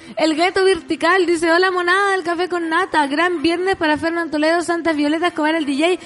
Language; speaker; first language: Spanish; native; Spanish